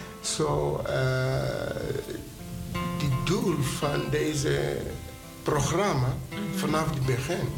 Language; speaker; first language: Dutch; non-native, fluent; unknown